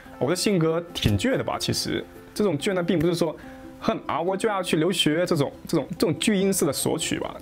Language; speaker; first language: Chinese; native; Chinese